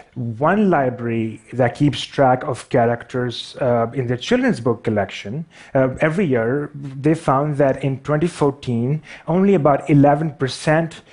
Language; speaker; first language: English; non-native, local second language; Urdu